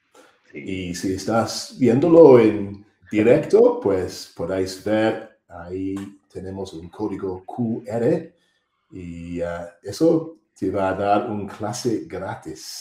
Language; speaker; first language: Spanish; non-native, fluent; English